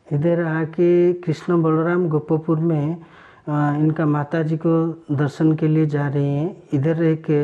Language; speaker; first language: Hindi; non-native, local second language; Odia